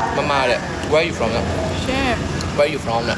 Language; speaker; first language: English; non-native, learner; Burmese